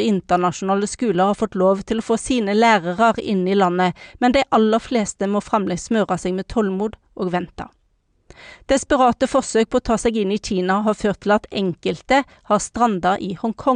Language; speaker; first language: Norwegian; native; Norwegian